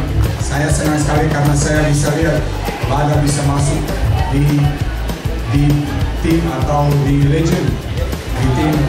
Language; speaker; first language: Indonesian; non-native, fluent; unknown